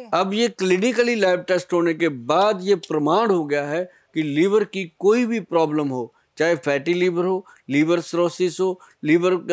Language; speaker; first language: Hindi; native; Hindi